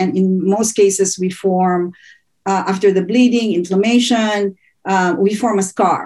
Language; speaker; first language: English; non-native, local second language; Filipino